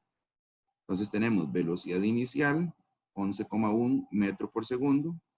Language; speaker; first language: Spanish; native; Spanish